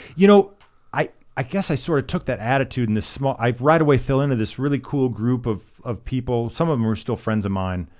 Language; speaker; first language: English; native; English